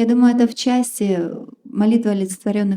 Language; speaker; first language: Russian; native; Russian